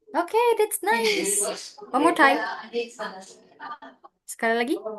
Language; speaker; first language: English; non-native, fluent; Indonesian